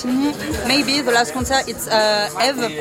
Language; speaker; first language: English; non-native, learner; French